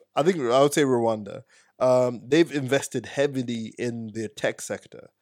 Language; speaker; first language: English; native; English